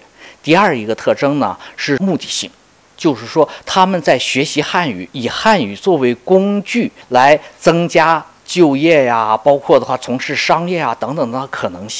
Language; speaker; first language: Chinese; native; Chinese